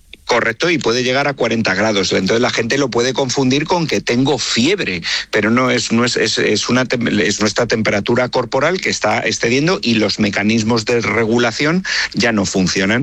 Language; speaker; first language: Spanish; native; Spanish